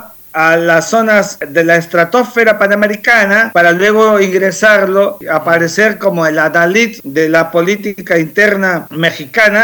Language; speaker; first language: Spanish; native; Spanish